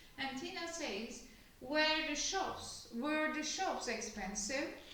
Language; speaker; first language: English; non-native, fluent; Turkish